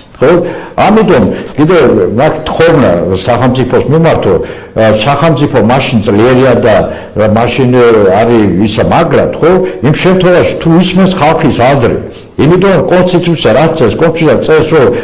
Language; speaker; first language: Georgian; non-native, local second language; Azerbaijani